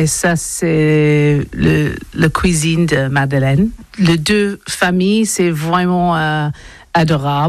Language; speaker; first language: French; non-native, learner; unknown